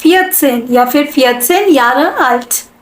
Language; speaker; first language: German; non-native, learner; Hindi